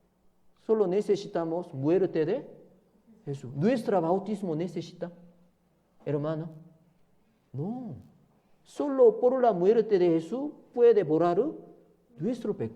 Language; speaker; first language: Spanish; non-native, learner; Korean